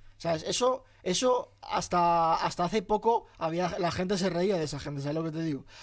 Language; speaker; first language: Spanish; early bilingual, other home language; Arabic